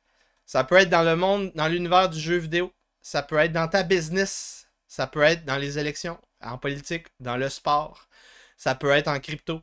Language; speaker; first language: French; native; French